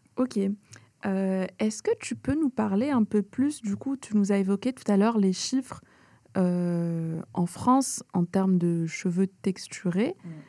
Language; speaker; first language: French; early bilingual, other home language; Arabic